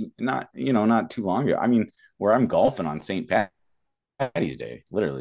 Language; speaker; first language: English; native; English